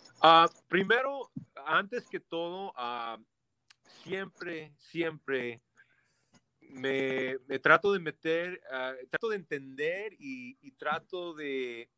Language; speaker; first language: Spanish; early bilingual, heritage; Spanish